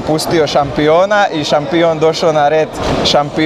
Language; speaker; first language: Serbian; non-native, local second language; Slovak